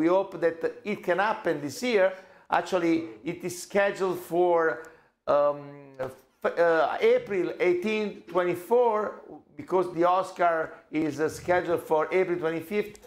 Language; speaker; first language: English; non-native, fluent; Italian